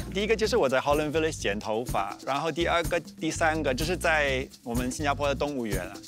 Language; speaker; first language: Chinese; non-native, fluent; English